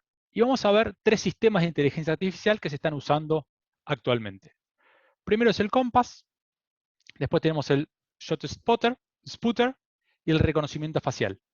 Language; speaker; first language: Spanish; native; Spanish